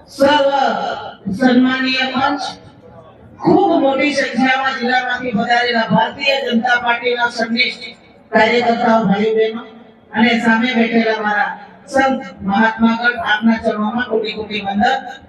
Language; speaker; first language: Gujarati; non-native, local second language; Rathawi